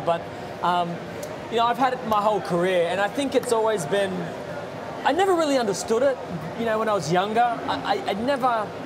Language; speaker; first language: English; native; English